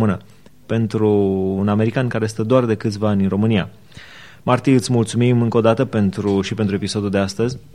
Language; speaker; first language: Romanian; native; Romanian